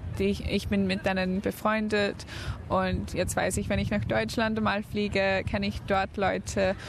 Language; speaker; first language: German; early bilingual, heritage; German